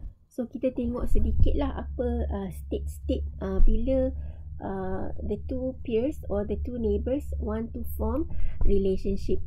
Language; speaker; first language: English; non-native, local second language; Malay